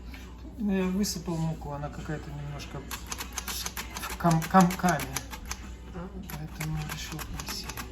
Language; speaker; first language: Russian; native; Russian